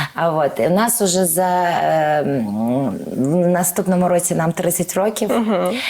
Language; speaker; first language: Ukrainian; native; Ukrainian